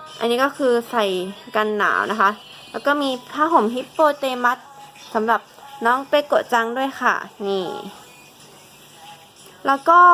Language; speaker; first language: Thai; native; Thai